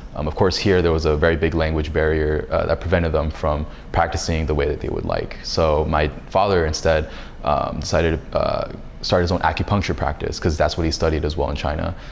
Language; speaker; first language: English; native; English